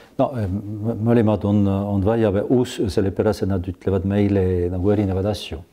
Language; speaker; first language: Estonian; non-native, fluent; French